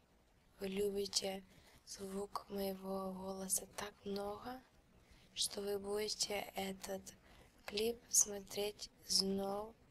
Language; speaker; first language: Russian; early bilingual, heritage; Russian